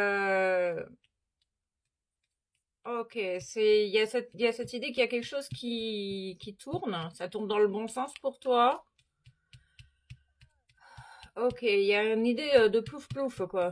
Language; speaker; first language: French; native; French